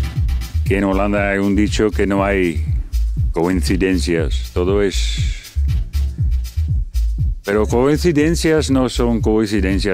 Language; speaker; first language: Spanish; non-native, fluent; Dutch